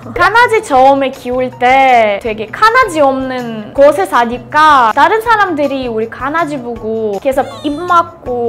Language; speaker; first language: Korean; non-native, fluent; Russian